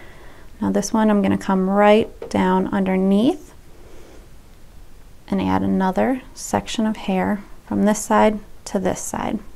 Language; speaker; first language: English; native; English